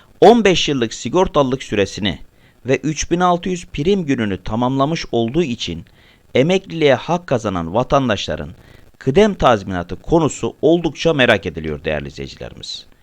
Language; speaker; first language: Turkish; native; Turkish